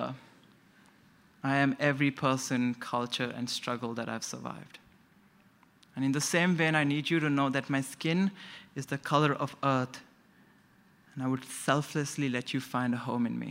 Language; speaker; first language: English; non-native, local second language; Konkani